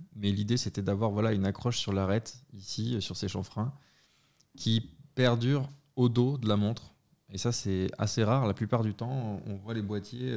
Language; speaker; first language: French; native; French